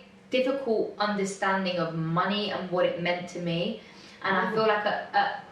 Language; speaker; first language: English; native; English